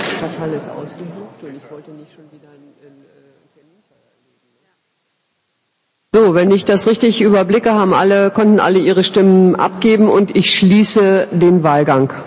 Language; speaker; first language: German; native; German